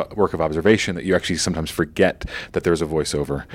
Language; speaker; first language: English; native; English